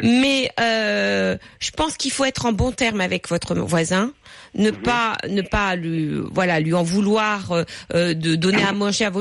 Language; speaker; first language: French; native; French